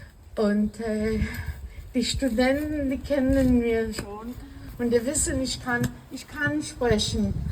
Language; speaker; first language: German; non-native, learner; Hebrew